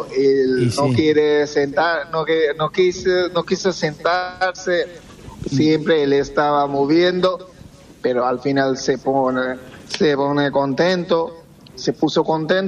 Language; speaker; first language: Spanish; non-native, fluent; Bangla